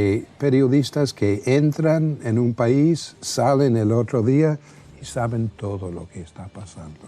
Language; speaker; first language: Spanish; non-native, fluent; English